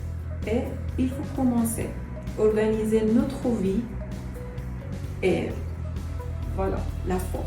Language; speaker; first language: French; non-native, learner; Persian